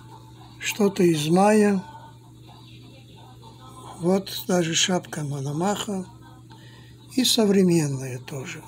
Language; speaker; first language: Russian; non-native, fluent; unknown